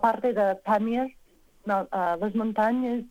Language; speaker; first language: Spanish; non-native, learner; English